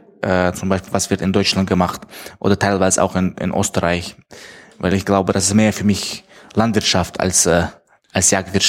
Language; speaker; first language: German; non-native, fluent; Tajik